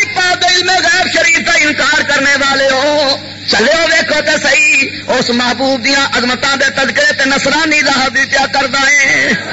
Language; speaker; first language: Urdu; non-native, local second language; Punjabi